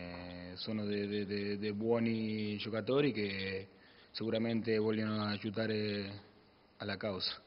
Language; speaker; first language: Italian; non-native, learner; Spanish